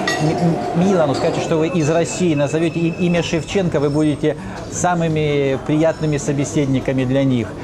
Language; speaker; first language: Russian; native; Russian